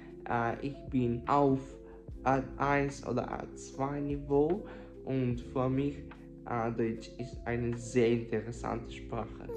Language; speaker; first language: German; non-native, learner; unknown